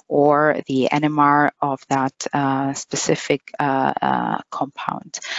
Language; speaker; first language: English; non-native, fluent; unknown